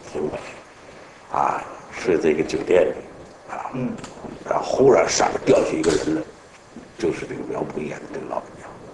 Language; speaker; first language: Chinese; native; Chinese